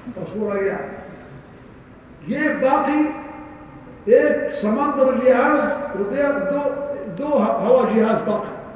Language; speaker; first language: Urdu; non-native, learner; Arabic